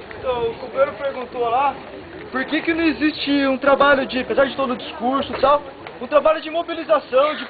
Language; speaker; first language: Portuguese; native; Portuguese